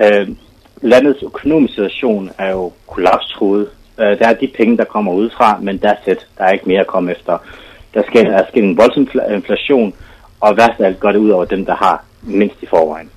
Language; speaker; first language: Danish; non-native, fluent; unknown